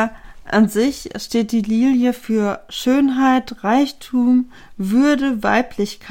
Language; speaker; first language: German; native; German